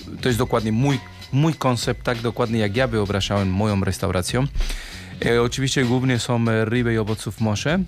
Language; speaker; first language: Polish; non-native, learner; Spanish